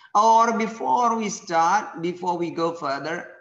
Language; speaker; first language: English; non-native, fluent; Indonesian